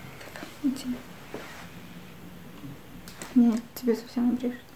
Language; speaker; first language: Russian; native; Russian